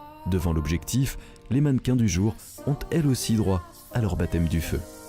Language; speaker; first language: French; native; French